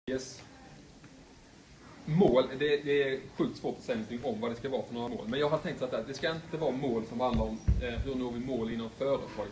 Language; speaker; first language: Swedish; native; Swedish